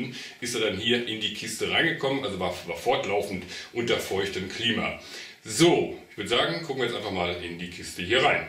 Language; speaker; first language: German; native; German